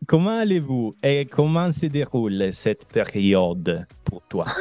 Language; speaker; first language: French; non-native, learner; Italian